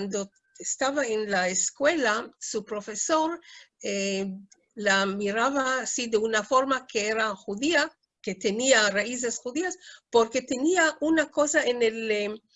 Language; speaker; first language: Spanish; non-native, fluent; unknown